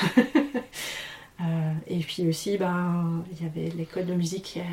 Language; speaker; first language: French; non-native, fluent; English